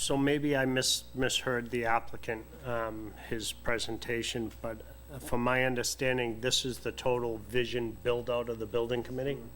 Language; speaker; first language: English; native; English